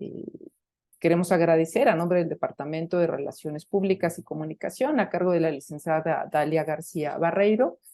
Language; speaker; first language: Spanish; native; Spanish